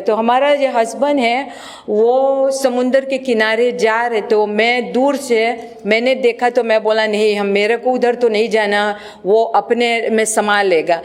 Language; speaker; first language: Hindi; non-native, local second language; Marathi